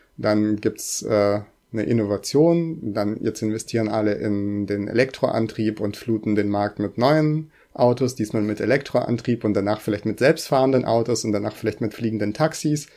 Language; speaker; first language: German; early bilingual, other home language; Russian